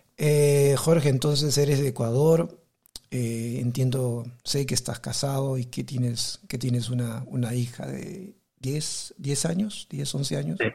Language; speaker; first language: Spanish; native; Spanish